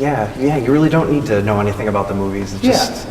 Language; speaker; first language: English; native; English